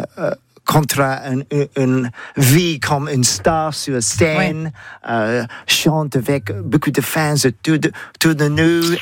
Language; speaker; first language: French; non-native, learner; English